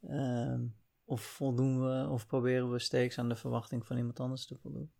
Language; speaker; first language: Dutch; native; Dutch